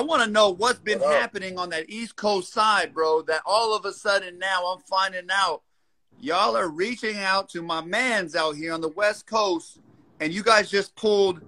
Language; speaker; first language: English; native; English